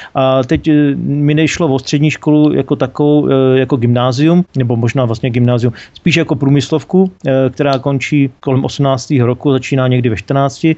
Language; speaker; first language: Czech; native; Czech